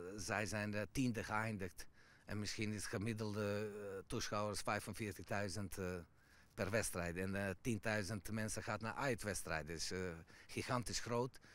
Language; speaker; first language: Dutch; non-native, fluent; Serbian